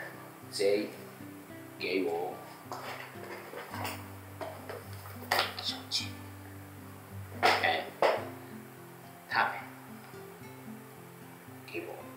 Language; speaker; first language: Chinese; non-native, learner; Japanese